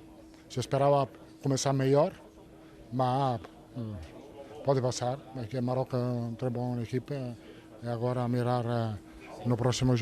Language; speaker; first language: Portuguese; non-native, fluent; Italian